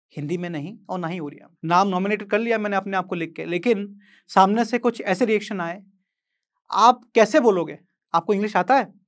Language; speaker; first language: Hindi; non-native, local second language; Odia